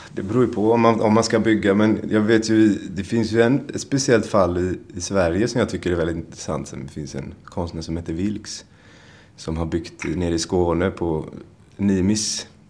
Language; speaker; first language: Swedish; native; Swedish